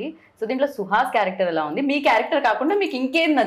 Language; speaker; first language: Telugu; native; Telugu